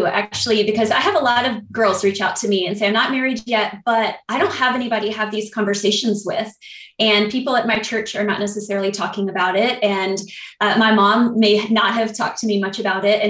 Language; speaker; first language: English; native; English